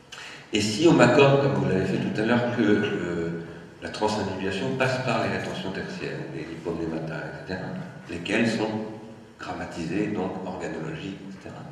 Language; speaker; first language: French; native; French